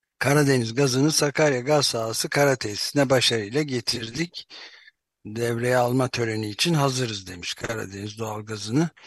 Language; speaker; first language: Turkish; native; Turkish